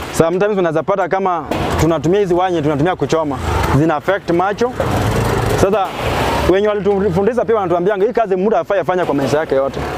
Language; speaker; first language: Swahili; non-native, local second language; Luo (Kenya and Tanzania)